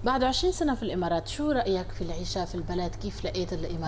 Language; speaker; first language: Arabic; native; Arabic